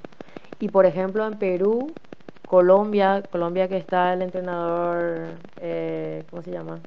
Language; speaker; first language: Spanish; native; Spanish